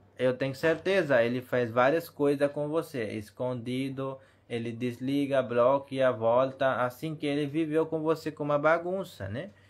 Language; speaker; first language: Portuguese; non-native, learner; Hindi